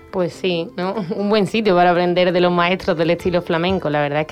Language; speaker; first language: Spanish; native; Spanish